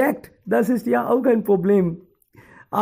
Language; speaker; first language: German; non-native, learner; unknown